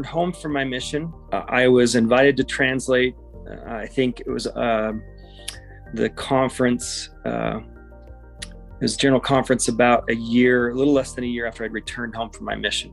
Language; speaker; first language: English; native; English